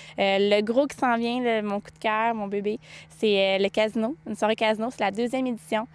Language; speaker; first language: French; native; French